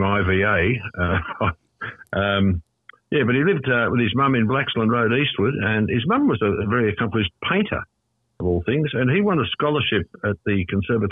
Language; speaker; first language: English; native; English